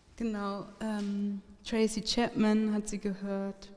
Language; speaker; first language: German; native; German